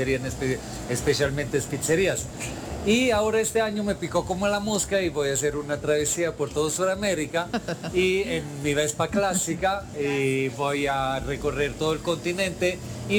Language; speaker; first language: Spanish; non-native, fluent; Italian